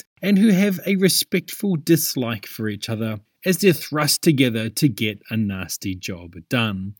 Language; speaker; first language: English; native; English